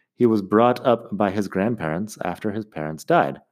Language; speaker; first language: Spanish; non-native, fluent; English